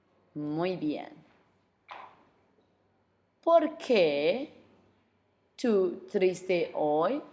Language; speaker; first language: Spanish; non-native, fluent; English